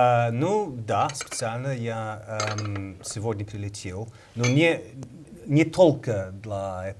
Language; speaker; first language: Russian; non-native, fluent; English